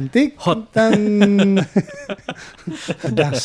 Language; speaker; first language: Indonesian; non-native, learner; German